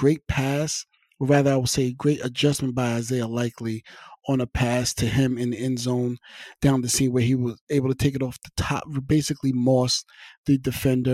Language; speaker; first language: English; native; English